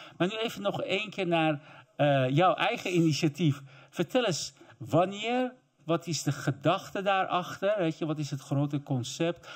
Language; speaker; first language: Dutch; native; Dutch